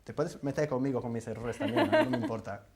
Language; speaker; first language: Spanish; non-native, fluent; English